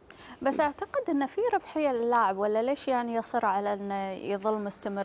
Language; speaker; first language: Arabic; native; Arabic